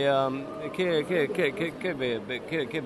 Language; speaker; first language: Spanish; non-native, learner; French